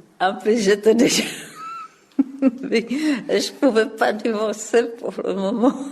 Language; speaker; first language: French; non-native, fluent; Czech